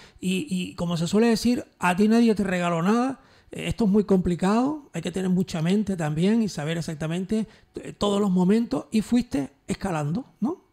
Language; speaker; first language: Spanish; native; Spanish